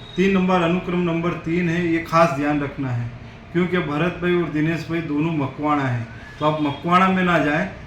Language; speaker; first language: Hindi; non-native, local second language; Gujarati